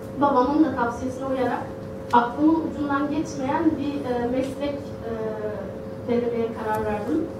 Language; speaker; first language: Turkish; early bilingual, other home language; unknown